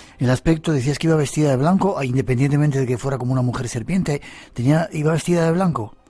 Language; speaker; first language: Spanish; native; Spanish